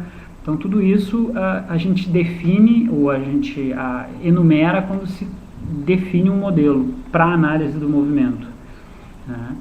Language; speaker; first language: Portuguese; native; Portuguese